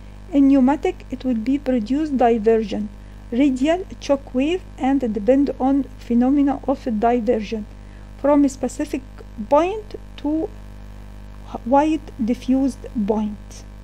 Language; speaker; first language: English; non-native, fluent; Arabic